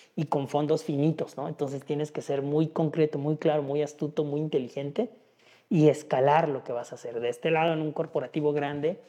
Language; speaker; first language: Spanish; native; Spanish